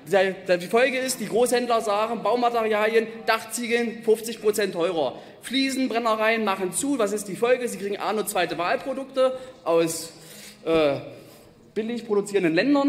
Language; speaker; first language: German; native; German